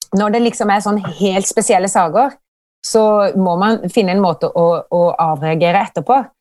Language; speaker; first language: Norwegian; native; Norwegian